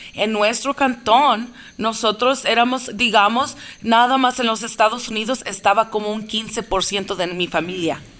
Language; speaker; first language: Spanish; early bilingual, heritage; Spanish